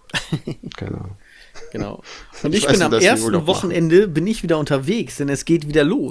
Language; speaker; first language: German; native; German